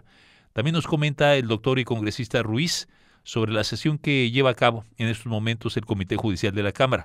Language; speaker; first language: Spanish; native; Spanish